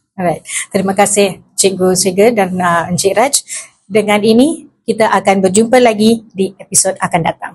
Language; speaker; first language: Malay; non-native, local second language; Tamil